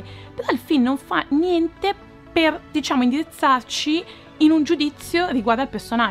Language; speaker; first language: Italian; native; Italian